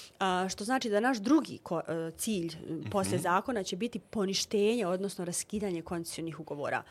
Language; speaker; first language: Bosnian; native; Bosnian